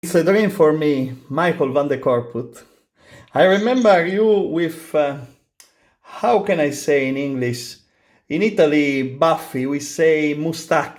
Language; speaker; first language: English; non-native, learner; Italian